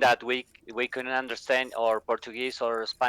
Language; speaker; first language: English; non-native, learner; Spanish